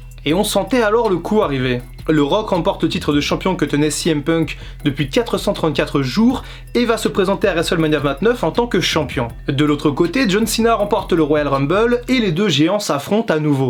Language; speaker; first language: French; native; French